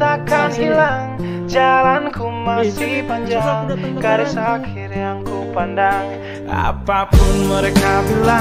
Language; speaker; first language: Malay; native; Malay